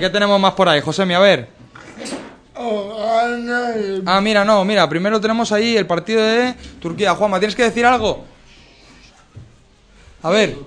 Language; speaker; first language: Spanish; native; Spanish